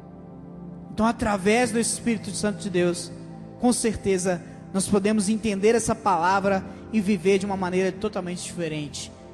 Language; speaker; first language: Portuguese; native; Portuguese